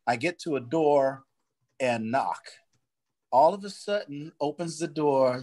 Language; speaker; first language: English; native; English